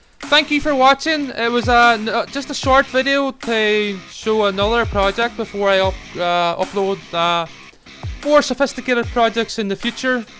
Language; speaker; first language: English; native; English